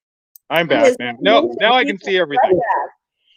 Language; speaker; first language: English; native; English